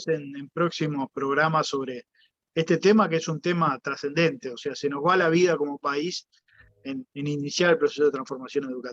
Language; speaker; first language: Spanish; native; Spanish